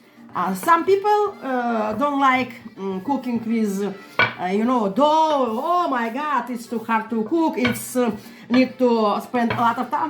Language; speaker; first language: English; non-native, learner; Russian